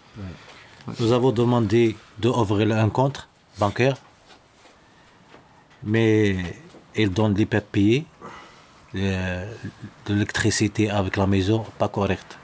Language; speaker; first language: French; non-native, learner; Arabic